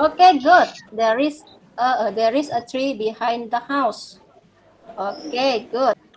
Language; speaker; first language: English; non-native, fluent; Indonesian